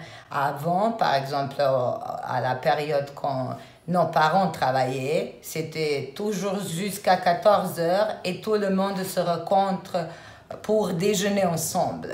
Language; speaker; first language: French; non-native, fluent; Serbian